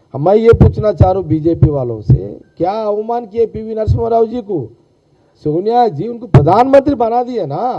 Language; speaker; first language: Hindi; non-native, local second language; Telugu